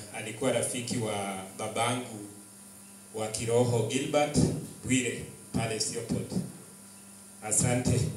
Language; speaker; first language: Swahili; non-native, local second language; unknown